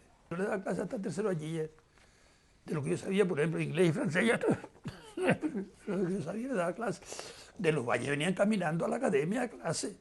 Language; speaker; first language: Spanish; native; Spanish